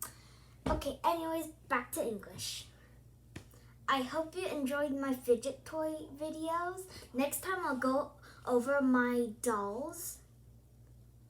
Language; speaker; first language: English; early bilingual, other home language; Korean